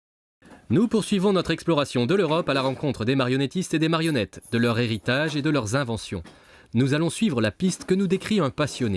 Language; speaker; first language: French; native; French